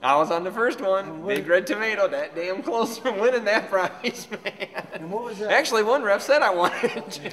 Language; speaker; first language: English; native; English